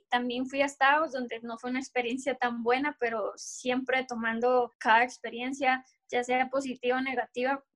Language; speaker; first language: Spanish; native; Spanish